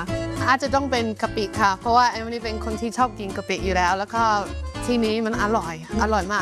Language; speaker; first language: Thai; non-native, fluent; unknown